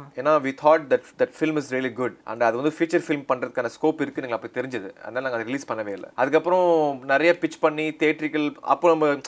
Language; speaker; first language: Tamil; native; Tamil